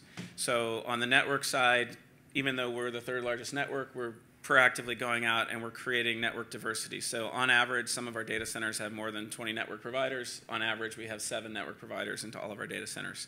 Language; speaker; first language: English; native; English